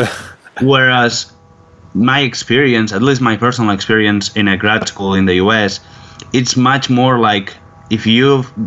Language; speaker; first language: English; non-native, fluent; Spanish